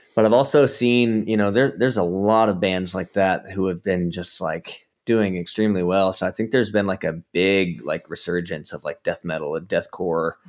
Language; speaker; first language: English; native; English